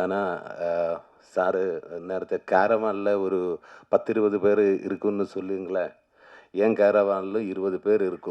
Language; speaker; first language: Tamil; non-native, learner; Malayalam